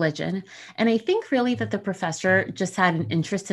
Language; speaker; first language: English; early bilingual, other home language; Spanish